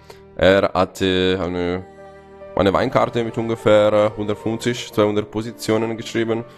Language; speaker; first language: German; non-native, fluent; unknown